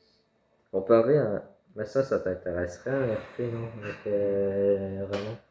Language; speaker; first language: French; native; French